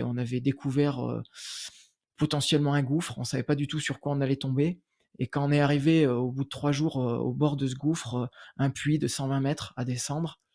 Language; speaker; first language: French; native; French